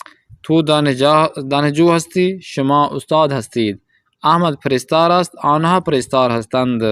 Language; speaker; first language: Persian; non-native, fluent; Urdu